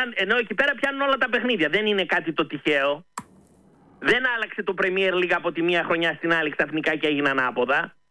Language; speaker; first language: Greek; early bilingual, heritage; Greek